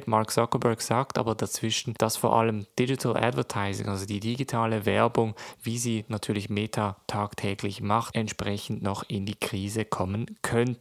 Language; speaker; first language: German; native; German